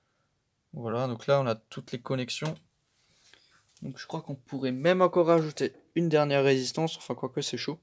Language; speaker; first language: French; native; French